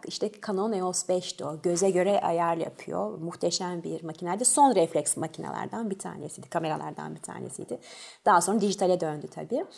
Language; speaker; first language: Turkish; early bilingual, other home language; French